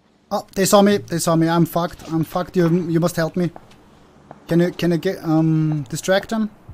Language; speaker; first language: English; non-native, fluent; German